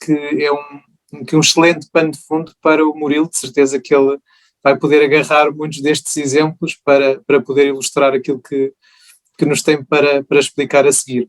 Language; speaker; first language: Portuguese; native; Portuguese